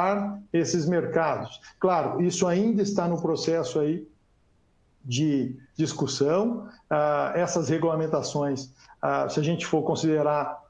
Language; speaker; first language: Portuguese; native; Portuguese